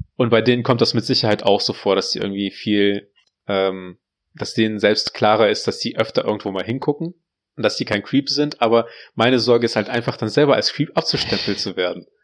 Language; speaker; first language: German; early bilingual, other home language; Russian